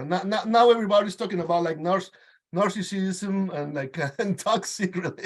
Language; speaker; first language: English; non-native, fluent; Spanish